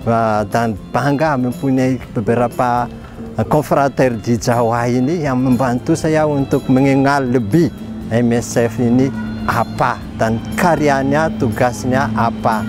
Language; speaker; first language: Indonesian; non-native, fluent; Malagasy